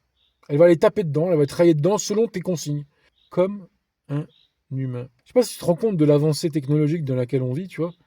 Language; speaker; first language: French; native; French